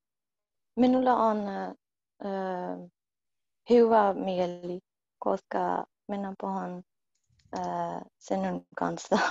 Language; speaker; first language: Finnish; non-native, learner; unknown